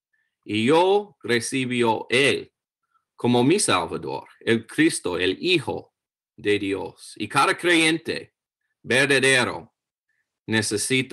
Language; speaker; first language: Spanish; non-native, learner; English